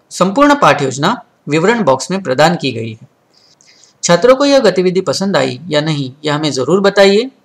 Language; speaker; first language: Hindi; non-native, local second language; Marathi